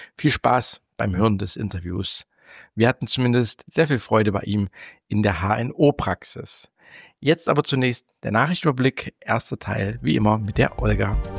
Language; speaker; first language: German; native; German